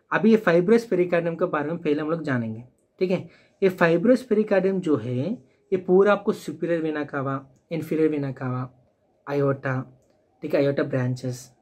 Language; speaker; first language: Hindi; non-native, local second language; Telugu